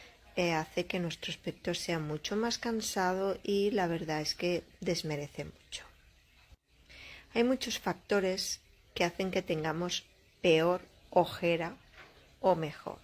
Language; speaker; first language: Spanish; native; Spanish